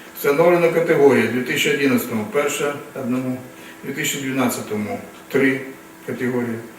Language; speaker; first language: Ukrainian; non-native, local second language; Russian